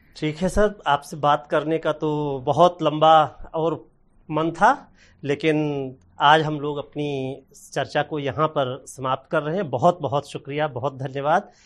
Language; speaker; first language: Hindi; native; Hindi